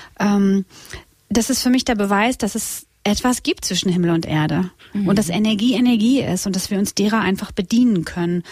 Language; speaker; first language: German; early bilingual, other home language; Croatian